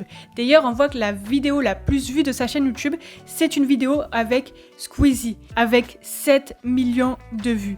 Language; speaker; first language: French; native; French